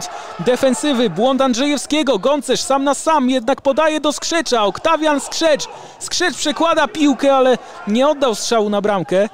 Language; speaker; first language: Polish; native; Polish